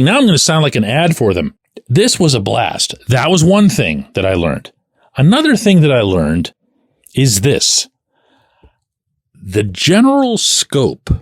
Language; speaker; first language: English; native; English